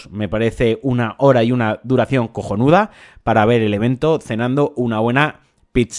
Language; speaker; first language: Spanish; native; Spanish